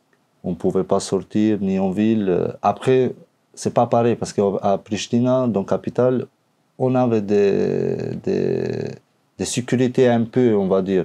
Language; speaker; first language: French; non-native, learner; Albanian